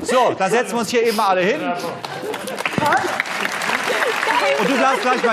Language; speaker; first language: German; native; German